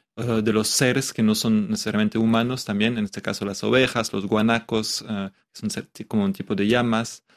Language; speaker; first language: Spanish; non-native, fluent; French